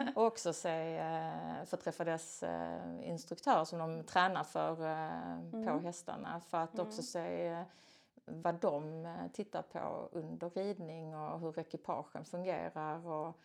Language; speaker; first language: Swedish; native; Swedish